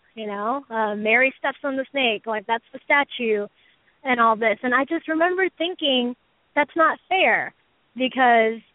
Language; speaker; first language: English; native; English